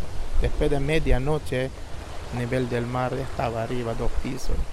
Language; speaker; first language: Spanish; non-native, local second language; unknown